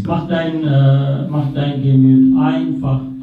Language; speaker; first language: German; non-native, fluent; Sinhala